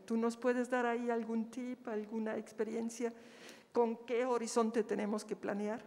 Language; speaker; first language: Spanish; native; Spanish